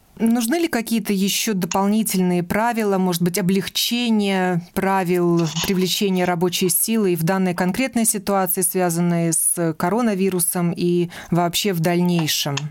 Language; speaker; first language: Russian; native; Russian